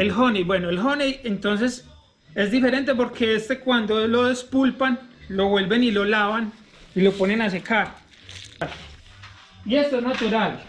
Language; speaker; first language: Spanish; native; Spanish